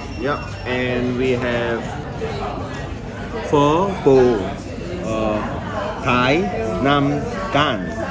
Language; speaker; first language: English; non-native, learner; Korean